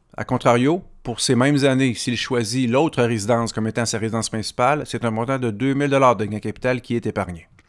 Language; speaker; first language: French; native; French